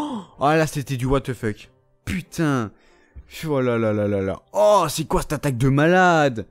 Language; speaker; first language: French; native; French